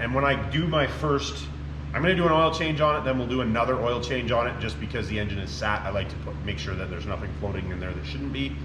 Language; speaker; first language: English; native; English